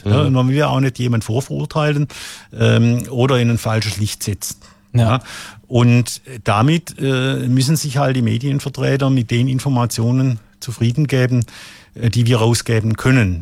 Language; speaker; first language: German; native; German